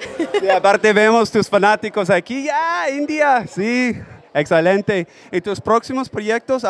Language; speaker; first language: Spanish; non-native, fluent; English